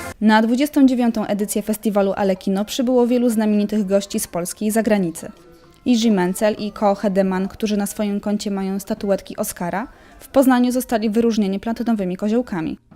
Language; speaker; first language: Polish; native; Polish